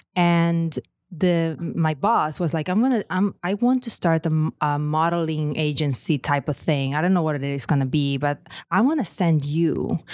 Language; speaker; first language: English; non-native, fluent; Catalan